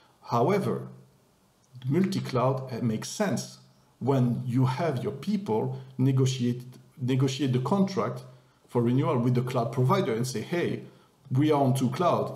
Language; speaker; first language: English; non-native, fluent; French